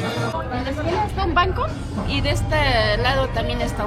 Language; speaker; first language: Spanish; native; Spanish